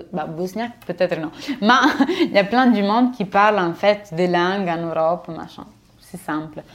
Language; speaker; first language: French; non-native, fluent; Italian